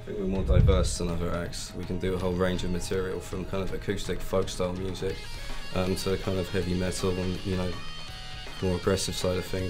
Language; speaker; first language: English; native; English